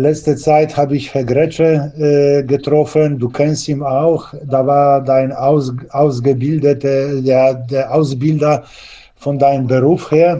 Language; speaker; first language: German; non-native, fluent; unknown